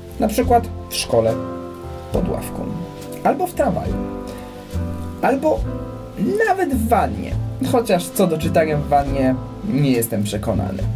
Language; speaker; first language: Polish; native; Polish